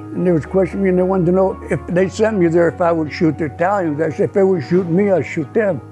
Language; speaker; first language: English; early bilingual, other home language; Italian